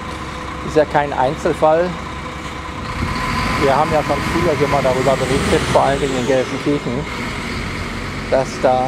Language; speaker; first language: German; native; German